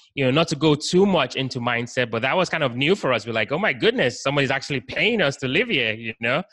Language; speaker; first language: English; non-native, local second language; Yoruba